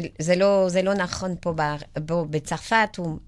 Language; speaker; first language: Hebrew; non-native, learner; French